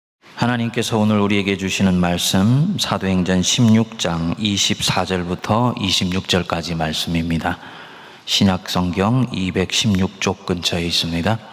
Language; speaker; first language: Korean; native; Korean